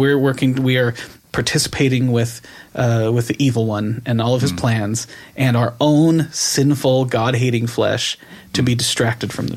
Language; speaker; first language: English; native; English